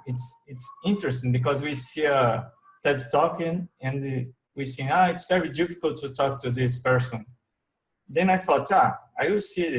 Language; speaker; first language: English; non-native, learner; Portuguese